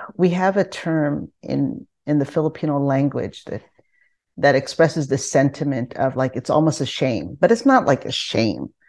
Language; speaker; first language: English; non-native, local second language; Filipino